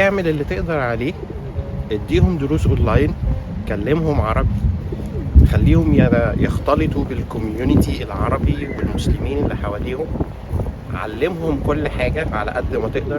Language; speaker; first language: Arabic; native; Arabic